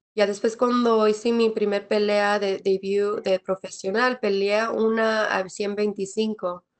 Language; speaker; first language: Spanish; early bilingual, other home language; English